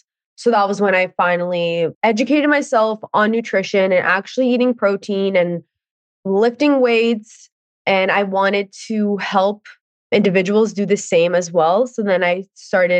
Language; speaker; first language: English; native; English